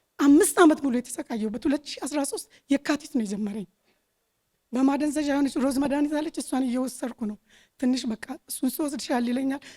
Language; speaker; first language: Amharic; native; Amharic